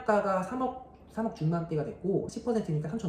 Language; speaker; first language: Korean; native; Korean